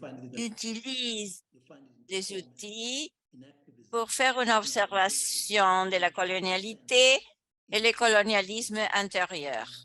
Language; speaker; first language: French; non-native, fluent; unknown